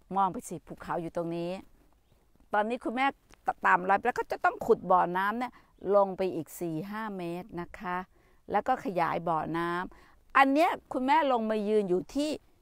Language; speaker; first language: Thai; native; Thai